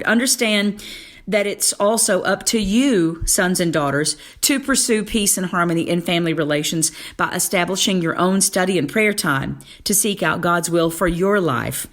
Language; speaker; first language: English; native; English